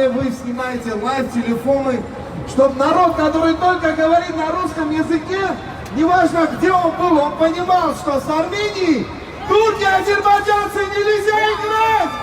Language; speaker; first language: Russian; non-native, local second language; Armenian